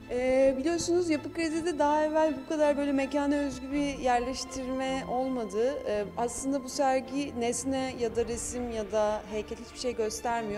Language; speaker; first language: Turkish; native; Turkish